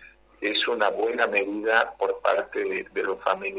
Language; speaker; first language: Spanish; native; Spanish